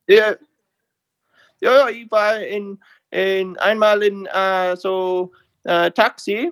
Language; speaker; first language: German; non-native, learner; English